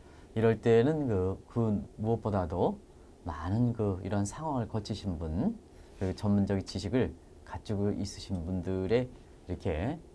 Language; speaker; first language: Korean; native; Korean